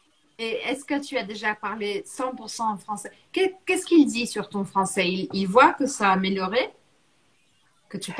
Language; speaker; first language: French; non-native, fluent; Portuguese